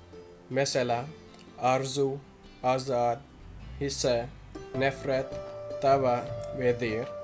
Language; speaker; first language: Turkish; non-native, learner; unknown